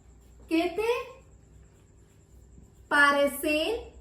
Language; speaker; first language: Spanish; non-native, fluent; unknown